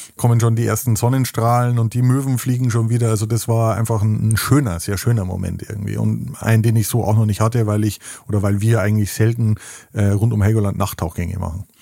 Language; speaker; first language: German; native; German